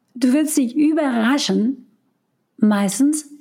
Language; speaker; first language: German; non-native, fluent; English